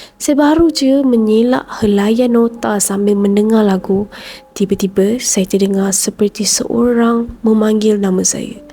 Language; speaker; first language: Malay; native; Malay